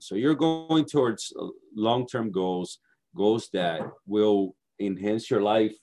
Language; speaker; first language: English; non-native, fluent; Portuguese